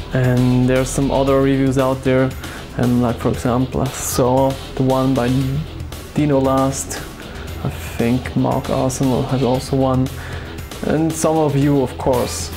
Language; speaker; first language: English; non-native, fluent; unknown